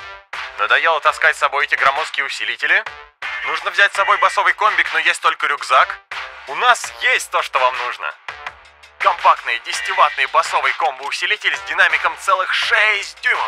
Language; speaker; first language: Russian; native; Russian